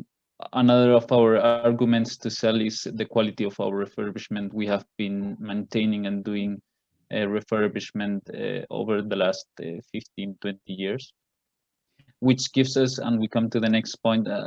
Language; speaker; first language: English; non-native, fluent; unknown